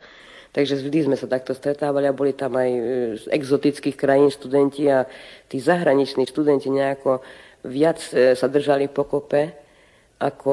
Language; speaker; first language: Slovak; early bilingual, heritage; Slovak